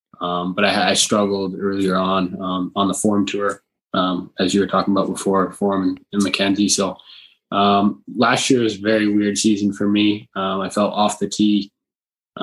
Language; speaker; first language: English; native; English